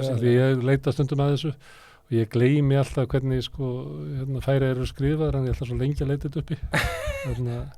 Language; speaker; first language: Icelandic; native; Icelandic